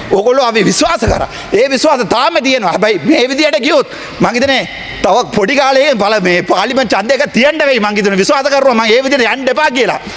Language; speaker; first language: Sinhala; non-native, local second language; Tamil